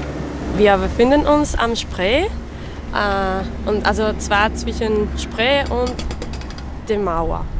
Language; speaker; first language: German; non-native, learner; French